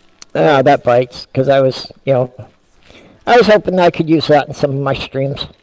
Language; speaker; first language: English; native; English